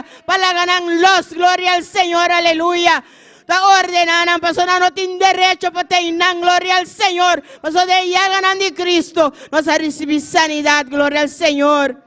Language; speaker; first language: Spanish; non-native, learner; Papiamento